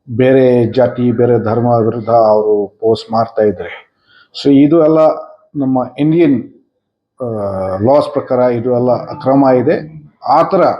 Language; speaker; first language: Kannada; non-native, fluent; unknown